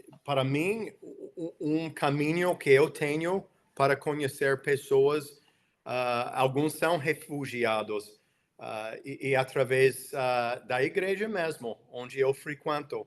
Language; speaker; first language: Portuguese; non-native, fluent; English